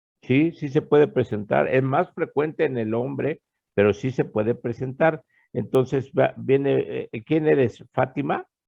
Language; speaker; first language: Spanish; native; Spanish